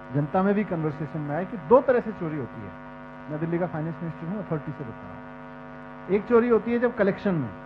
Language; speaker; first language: Hindi; native; Hindi